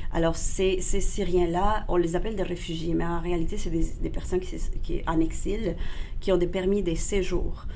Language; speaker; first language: French; non-native, fluent; Spanish